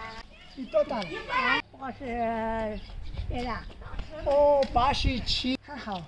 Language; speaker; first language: Chinese; non-native, learner; Urdu